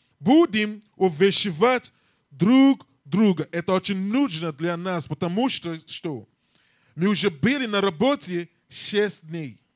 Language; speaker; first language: Russian; non-native, learner; English